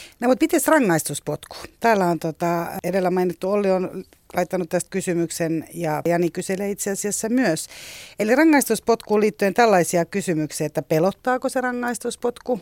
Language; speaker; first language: Finnish; native; Finnish